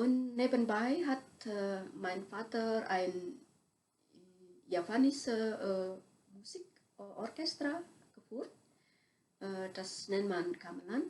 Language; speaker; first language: German; non-native, fluent; Javanese